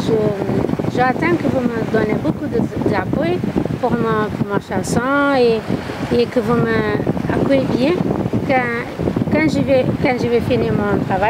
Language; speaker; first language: French; non-native, learner; Kabuverdianu